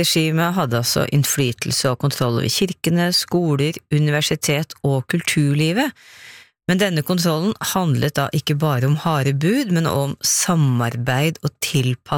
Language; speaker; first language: Norwegian; native; Norwegian